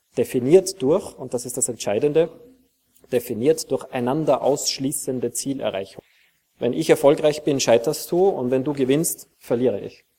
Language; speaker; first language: German; native; German